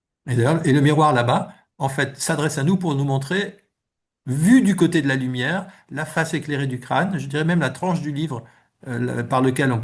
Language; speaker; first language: French; native; French